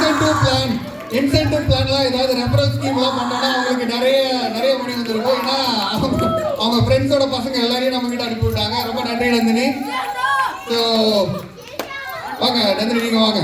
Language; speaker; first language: Tamil; native; Tamil